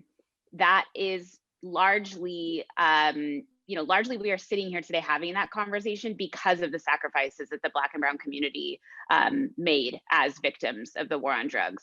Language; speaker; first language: English; native; English